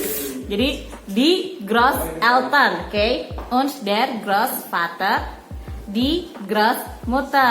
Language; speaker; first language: German; non-native, learner; Indonesian